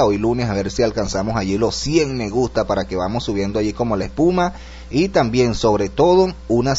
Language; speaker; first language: Spanish; native; Spanish